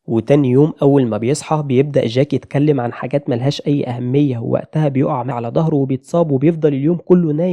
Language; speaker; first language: Arabic; native; Arabic